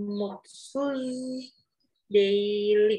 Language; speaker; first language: Turkish; non-native, learner; Indonesian